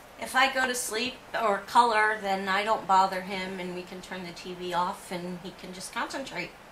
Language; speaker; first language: English; native; English